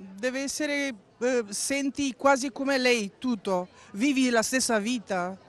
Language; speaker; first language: Italian; non-native, learner; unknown